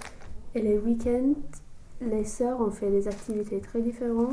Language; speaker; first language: French; non-native, learner; English